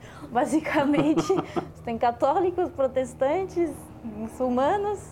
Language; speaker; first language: Portuguese; non-native, fluent; French